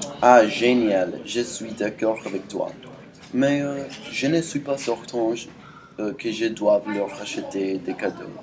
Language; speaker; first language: French; non-native, learner; English